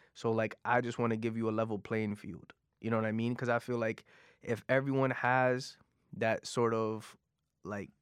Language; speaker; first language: English; non-native, fluent; Punjabi